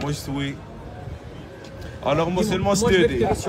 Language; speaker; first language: French; non-native, learner; Arabic